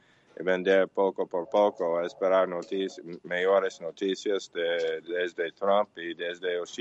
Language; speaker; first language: Portuguese; non-native, learner; English